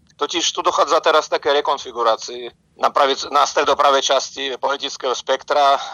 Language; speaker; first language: Slovak; non-native, fluent; Russian